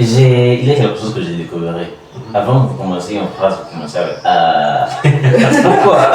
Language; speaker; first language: French; non-native, learner; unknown